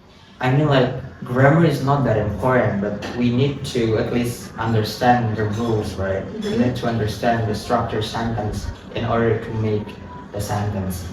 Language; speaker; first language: English; non-native, fluent; Indonesian